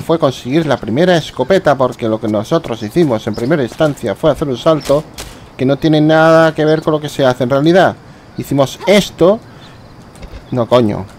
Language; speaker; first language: Spanish; native; Spanish